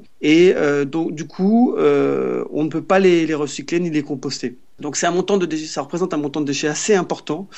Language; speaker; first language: French; native; French